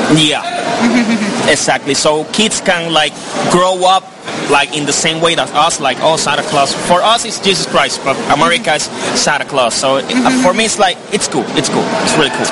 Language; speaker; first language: English; non-native, fluent; Spanish